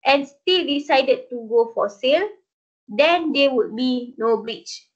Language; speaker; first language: English; non-native, local second language; Malay